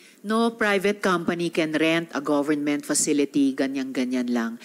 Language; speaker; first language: English; non-native, local second language; Filipino